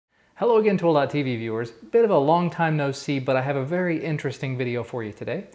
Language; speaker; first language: English; native; English